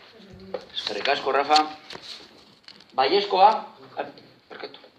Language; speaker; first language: Basque; non-native, local second language; Spanish